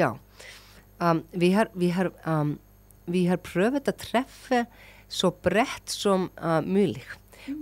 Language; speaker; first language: Norwegian; non-native, fluent; Icelandic